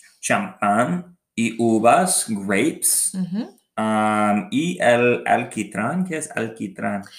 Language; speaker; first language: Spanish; non-native, learner; English